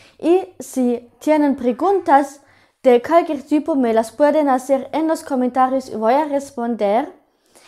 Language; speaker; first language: Spanish; non-native, fluent; German